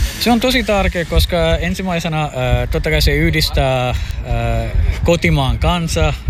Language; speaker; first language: Finnish; non-native, fluent; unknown